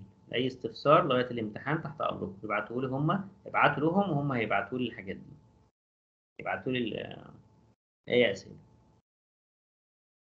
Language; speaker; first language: Arabic; native; Arabic